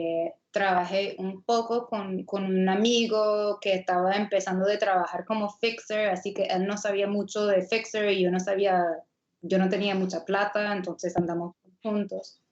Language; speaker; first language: Spanish; non-native, fluent; English